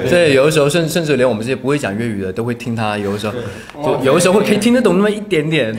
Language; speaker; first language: Chinese; native; Chinese